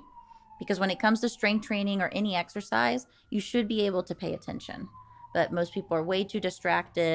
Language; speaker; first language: English; native; English